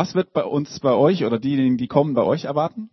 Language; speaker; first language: German; native; German